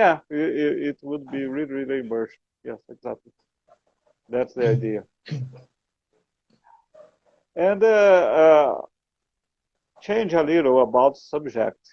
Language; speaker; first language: English; non-native, learner; Portuguese